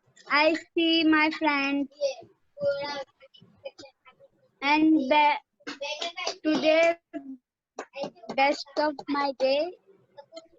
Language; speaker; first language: English; non-native, learner; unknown